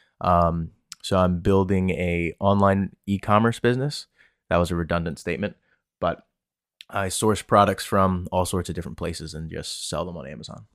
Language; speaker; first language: English; native; English